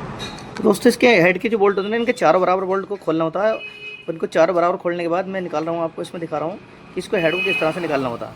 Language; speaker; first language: Hindi; native; Hindi